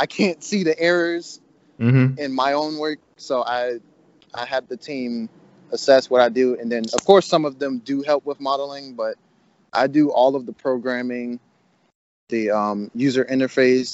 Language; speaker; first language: English; native; English